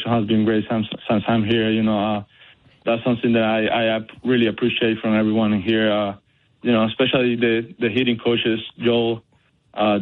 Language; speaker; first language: English; non-native, fluent; Spanish